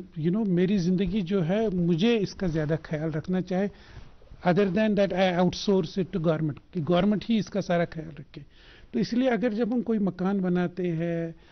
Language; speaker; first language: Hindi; non-native, local second language; Kashmiri